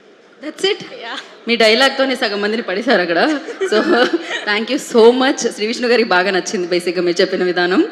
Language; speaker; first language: Telugu; native; Telugu